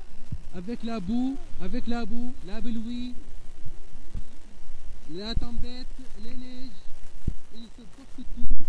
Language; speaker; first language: French; non-native, fluent; Arabic